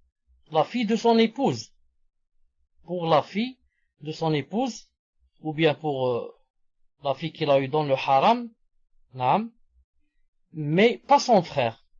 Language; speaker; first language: French; non-native, local second language; Arabic